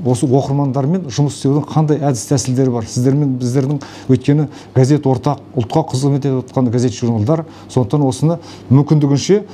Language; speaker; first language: Kazakh; native; Kazakh